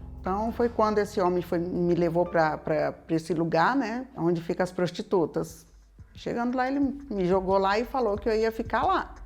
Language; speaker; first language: Portuguese; native; Portuguese